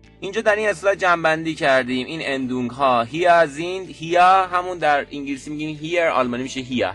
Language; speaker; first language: Persian; native; Persian